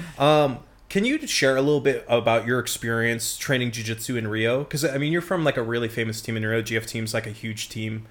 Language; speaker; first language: English; native; English